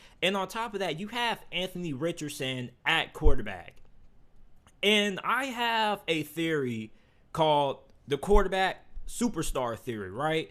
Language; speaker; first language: English; native; English